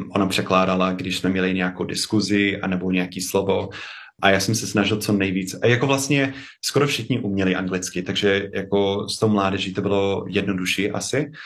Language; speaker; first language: Czech; non-native, fluent; English